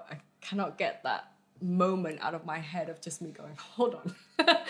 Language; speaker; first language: English; early bilingual, other home language; Vietnamese